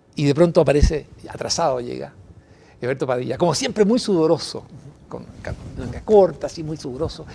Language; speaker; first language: Spanish; native; Spanish